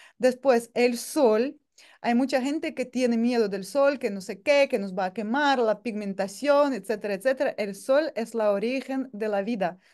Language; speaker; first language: Spanish; non-native, fluent; Russian